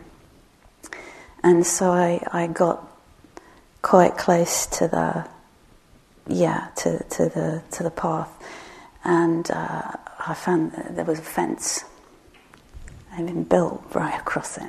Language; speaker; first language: English; native; English